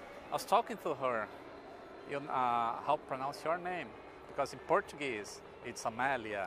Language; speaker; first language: English; non-native, fluent; Portuguese